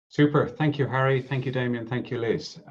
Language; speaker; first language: English; native; English